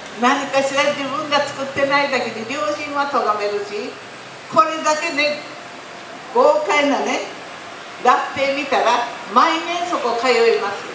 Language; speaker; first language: Japanese; native; Japanese